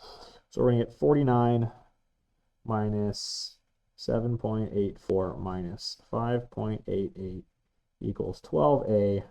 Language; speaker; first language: English; native; English